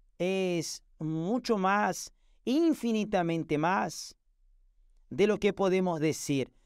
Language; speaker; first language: Spanish; non-native, fluent; Portuguese